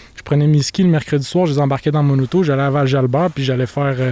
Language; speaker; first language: French; native; French